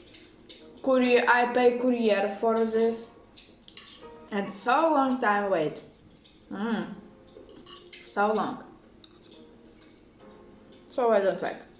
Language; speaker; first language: English; non-native, learner; Russian